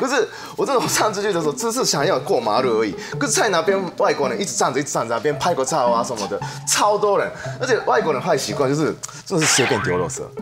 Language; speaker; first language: Chinese; non-native, fluent; Japanese